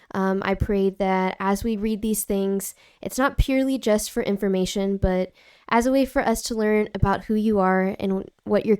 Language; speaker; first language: English; native; English